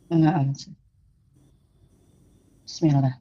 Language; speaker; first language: Arabic; non-native, learner; Indonesian